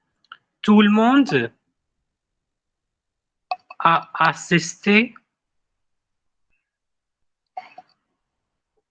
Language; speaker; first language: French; non-native, fluent; Hindi